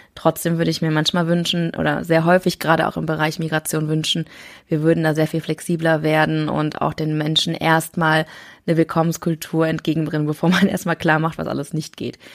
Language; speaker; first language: German; early bilingual, other home language; Korean